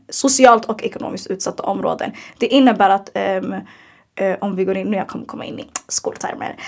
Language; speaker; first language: Swedish; early bilingual, other home language; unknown